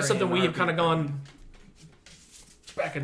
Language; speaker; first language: English; native; English